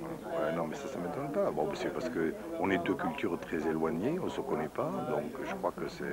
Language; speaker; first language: French; native; French